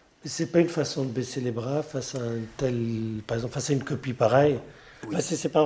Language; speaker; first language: French; native; French